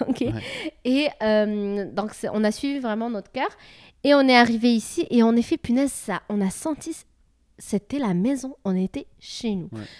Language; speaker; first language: French; native; French